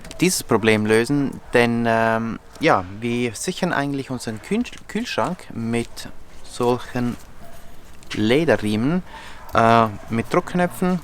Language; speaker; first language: German; native; German